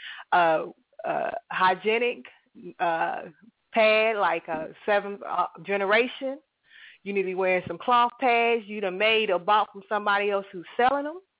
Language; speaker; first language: English; native; English